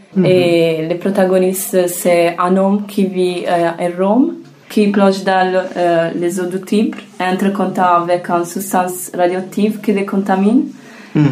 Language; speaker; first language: French; non-native, fluent; Italian